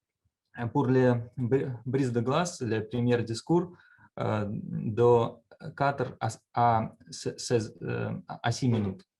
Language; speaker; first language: French; non-native, learner; Russian